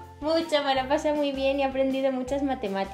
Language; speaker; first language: Spanish; native; Spanish